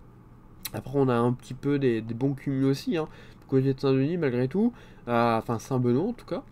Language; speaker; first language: French; native; French